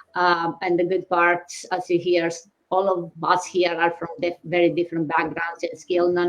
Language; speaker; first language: English; non-native, fluent; Romanian